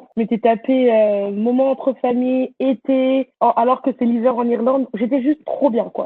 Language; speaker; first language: French; native; French